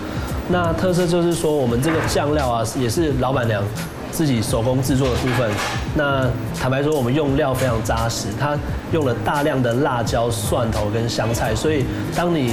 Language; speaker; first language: Chinese; native; Chinese